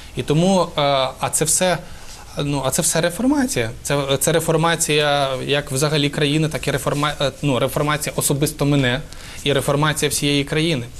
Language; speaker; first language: Ukrainian; native; Ukrainian